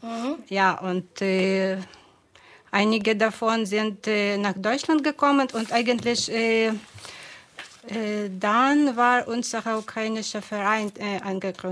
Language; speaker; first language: German; non-native, fluent; Ukrainian